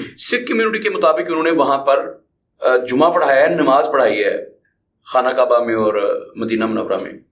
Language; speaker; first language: Urdu; non-native, local second language; Punjabi